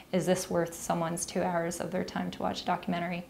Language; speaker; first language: English; native; English